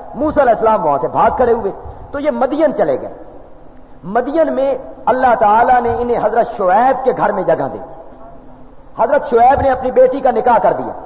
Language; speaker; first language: Urdu; non-native, local second language; Punjabi